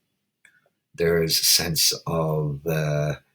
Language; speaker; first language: English; native; English